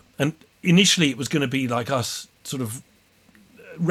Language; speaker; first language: English; native; English